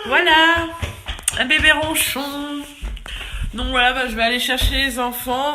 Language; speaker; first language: French; native; French